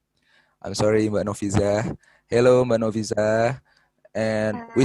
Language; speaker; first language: English; non-native, fluent; Indonesian